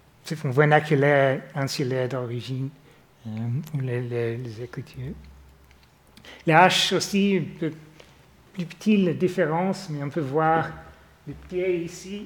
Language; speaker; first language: French; non-native, fluent; English